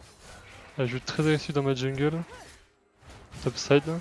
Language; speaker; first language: French; native; French